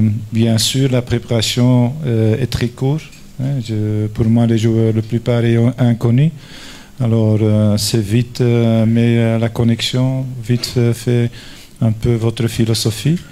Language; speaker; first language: French; non-native, learner; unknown